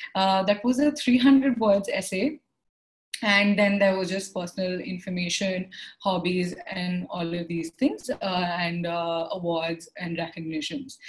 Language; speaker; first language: English; non-native, local second language; Hindi